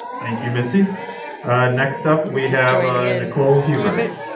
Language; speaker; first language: English; native; English